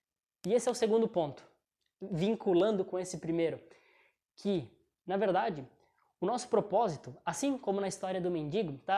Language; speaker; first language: Portuguese; native; Portuguese